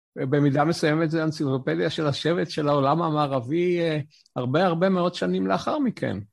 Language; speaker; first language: Hebrew; native; Hebrew